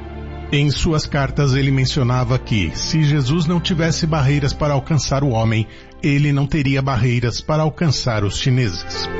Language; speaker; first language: Portuguese; native; Portuguese